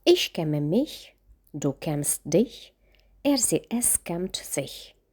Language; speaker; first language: German; non-native, fluent; Ukrainian